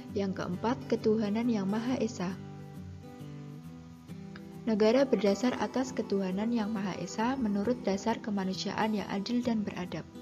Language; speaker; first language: Indonesian; native; Indonesian